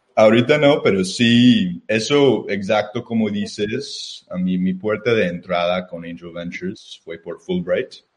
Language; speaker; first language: Spanish; non-native, fluent; English